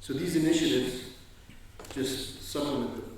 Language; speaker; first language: English; non-native, fluent; Danish